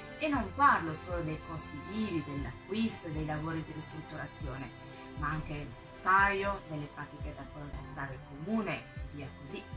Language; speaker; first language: Italian; non-native, fluent; French